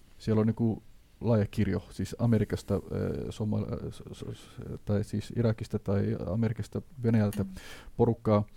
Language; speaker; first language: Finnish; non-native, fluent; Somali